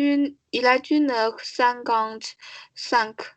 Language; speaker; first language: French; non-native, learner; Chinese